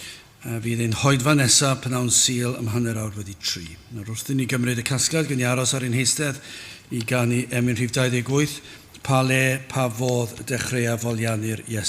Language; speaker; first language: Welsh; native; Welsh